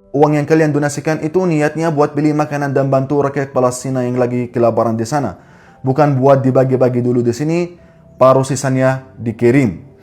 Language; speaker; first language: Indonesian; non-native, fluent; Arabic